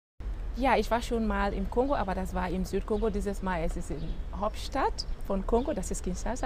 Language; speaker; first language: German; non-native, learner; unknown